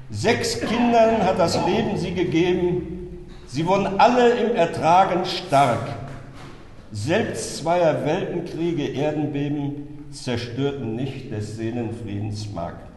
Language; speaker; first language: German; native; German